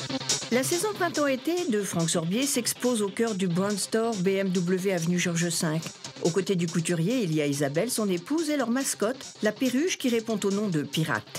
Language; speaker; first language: French; native; French